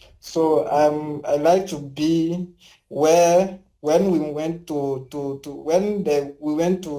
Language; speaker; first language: English; non-native, learner; French